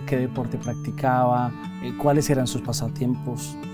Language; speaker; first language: Spanish; native; Spanish